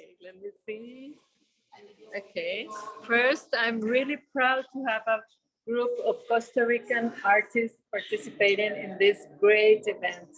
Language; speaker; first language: English; non-native, fluent; Spanish